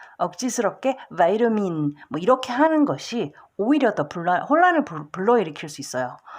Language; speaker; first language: Korean; early bilingual, heritage; Korean